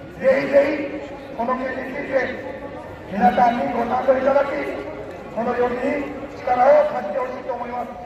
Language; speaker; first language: Japanese; non-native, fluent; Marathi